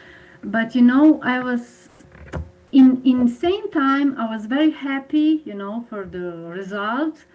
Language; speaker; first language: English; non-native, fluent; Slovenian